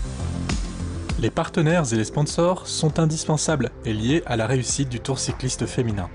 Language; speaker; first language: French; native; French